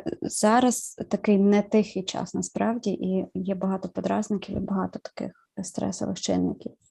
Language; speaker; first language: Ukrainian; native; Ukrainian